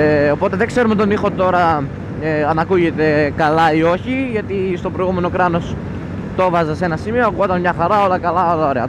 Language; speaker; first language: Greek; native; Greek